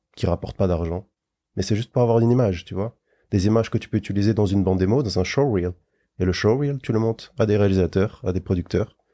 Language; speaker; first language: French; native; French